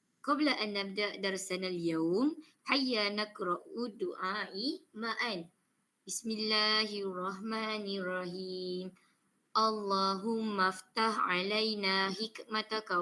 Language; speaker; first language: Arabic; non-native, learner; Malay